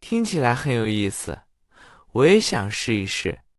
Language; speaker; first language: Chinese; non-native, fluent; English